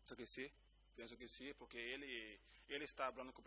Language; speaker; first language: Spanish; non-native, learner; Portuguese